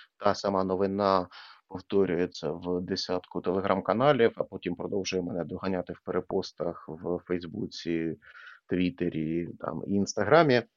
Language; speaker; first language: Ukrainian; non-native, local second language; Russian